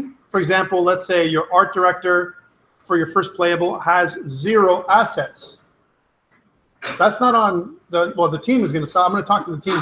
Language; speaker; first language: English; native; English